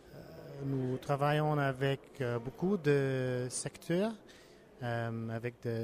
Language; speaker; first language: French; non-native, learner; English